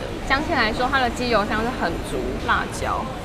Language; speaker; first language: Chinese; native; Chinese